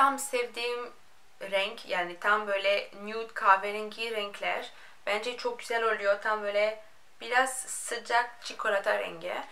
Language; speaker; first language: Turkish; non-native, fluent; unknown